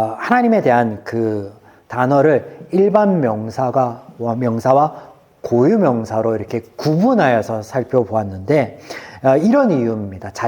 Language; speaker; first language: Korean; native; Korean